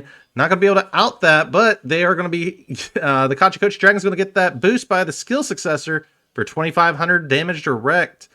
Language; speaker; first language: English; native; English